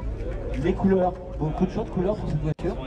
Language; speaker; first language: French; native; French